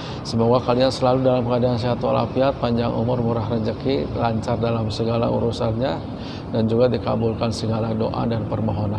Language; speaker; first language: Indonesian; native; Indonesian